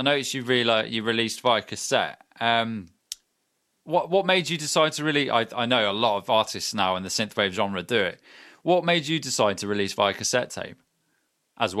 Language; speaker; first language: English; native; English